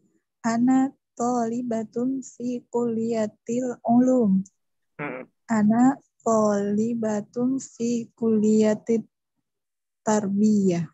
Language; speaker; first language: Arabic; non-native, learner; Indonesian